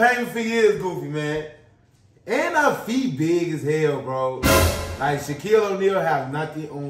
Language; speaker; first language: English; native; English